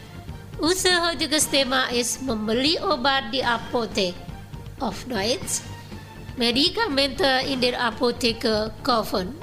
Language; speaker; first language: German; non-native, fluent; Indonesian